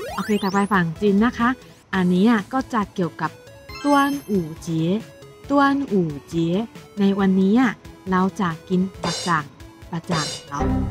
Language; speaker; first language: Thai; non-native, fluent; Chinese